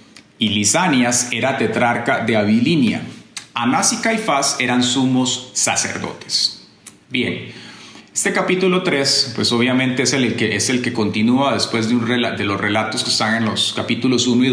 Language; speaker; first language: Spanish; native; Spanish